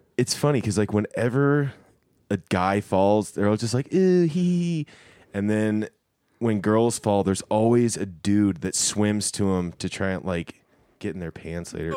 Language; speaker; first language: English; native; English